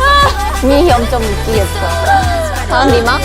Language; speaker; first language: Korean; non-native, fluent; Japanese